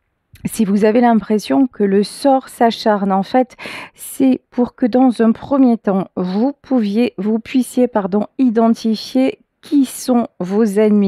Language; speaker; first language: French; native; French